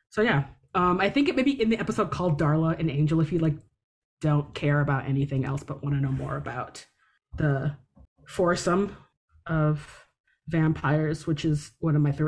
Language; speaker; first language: English; native; English